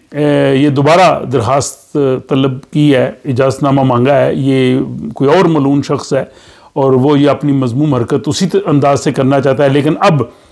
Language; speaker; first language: Urdu; native; Urdu